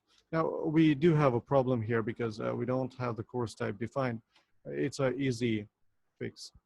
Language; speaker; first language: English; non-native, local second language; Bangla